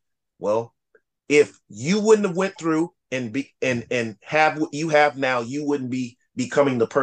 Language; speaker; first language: English; native; English